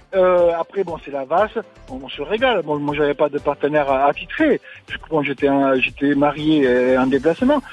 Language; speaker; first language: French; native; French